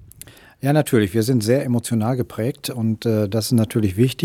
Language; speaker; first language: German; native; German